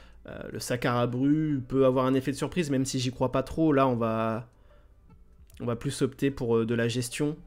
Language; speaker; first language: French; native; French